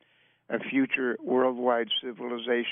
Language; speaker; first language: English; native; English